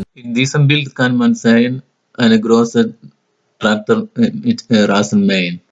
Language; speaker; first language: German; non-native, learner; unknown